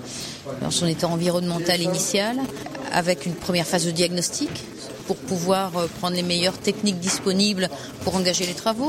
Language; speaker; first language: French; native; French